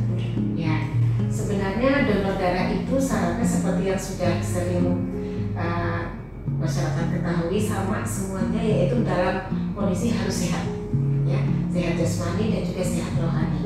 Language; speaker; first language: Indonesian; native; Indonesian